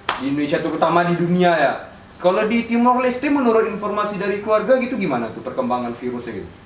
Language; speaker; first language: Indonesian; native; Indonesian